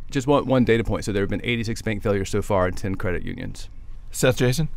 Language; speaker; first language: English; native; English